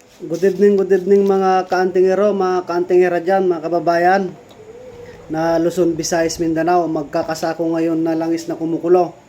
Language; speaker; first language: Filipino; non-native, local second language; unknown